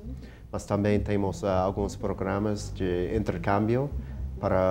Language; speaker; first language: Portuguese; non-native, fluent; English